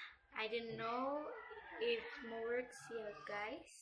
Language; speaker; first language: English; non-native, local second language; Cebuano